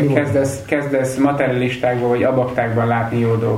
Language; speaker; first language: Hungarian; native; Hungarian